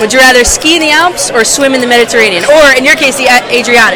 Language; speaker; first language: English; native; English